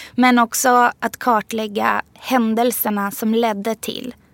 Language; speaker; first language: Swedish; early bilingual, other home language; Persian